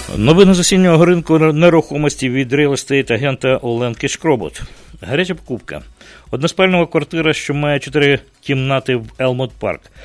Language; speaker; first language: Ukrainian; native; Ukrainian